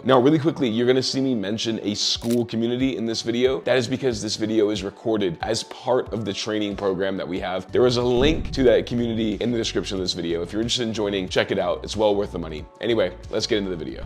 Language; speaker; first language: English; native; English